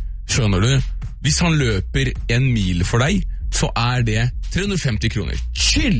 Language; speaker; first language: Norwegian; native; Norwegian